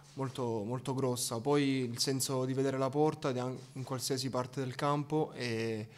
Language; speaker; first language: Italian; native; Italian